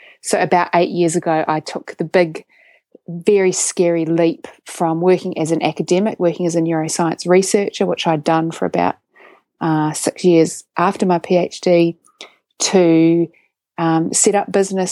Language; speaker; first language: English; native; English